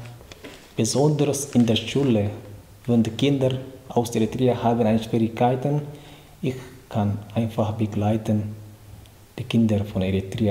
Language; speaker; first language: German; non-native, learner; Tigrinya